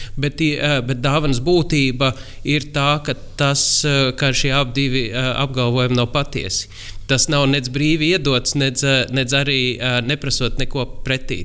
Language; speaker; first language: Latvian; native; Latvian